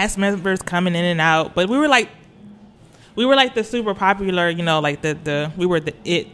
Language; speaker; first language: English; native; English